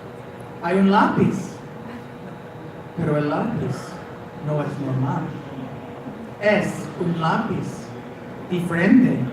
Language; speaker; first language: Spanish; non-native, fluent; English